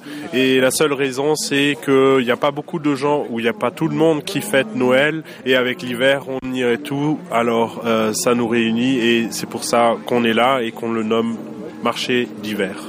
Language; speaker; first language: French; non-native, fluent; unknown